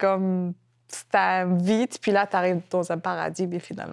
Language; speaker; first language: French; non-native, local second language; Kabyle